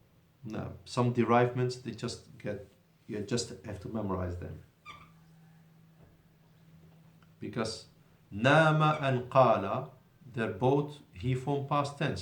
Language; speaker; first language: English; non-native, fluent; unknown